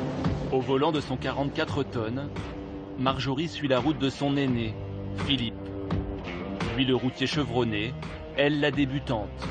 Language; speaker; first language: French; native; French